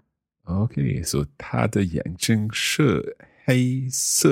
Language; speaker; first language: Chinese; non-native, learner; English